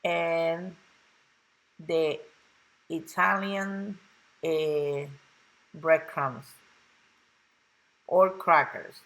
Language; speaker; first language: English; non-native, local second language; Spanish